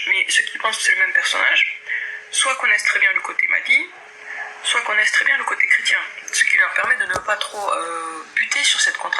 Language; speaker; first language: French; native; French